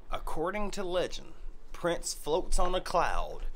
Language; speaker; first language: English; native; English